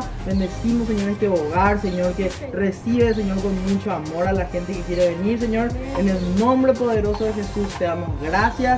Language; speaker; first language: Spanish; native; Spanish